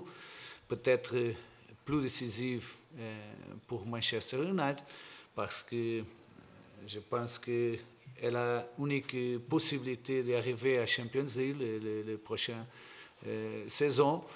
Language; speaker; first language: French; non-native, learner; Portuguese